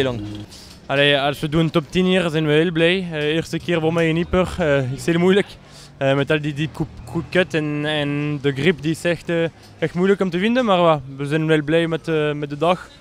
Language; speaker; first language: Dutch; non-native, local second language; French